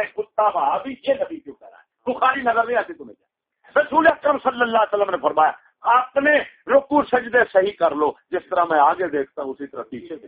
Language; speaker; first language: Urdu; non-native, local second language; Punjabi